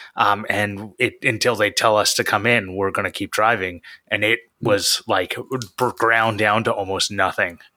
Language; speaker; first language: English; native; English